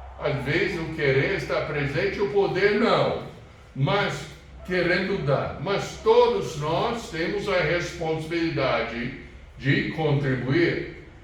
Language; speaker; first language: Portuguese; non-native, fluent; English